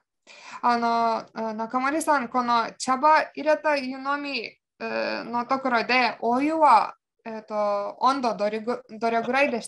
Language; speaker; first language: Japanese; non-native, fluent; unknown